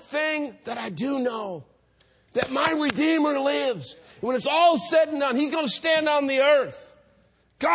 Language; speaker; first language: English; native; English